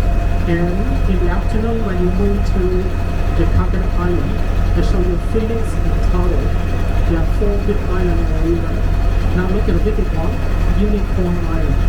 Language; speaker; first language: English; non-native, learner; Vietnamese